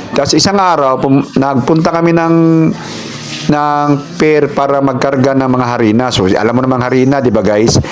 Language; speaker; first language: Filipino; non-native, local second language; Cebuano